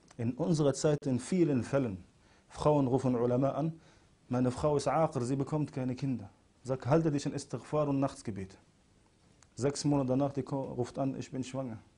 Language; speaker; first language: German; non-native, fluent; Arabic